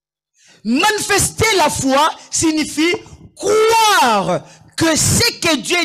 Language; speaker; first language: French; non-native, local second language; Lingala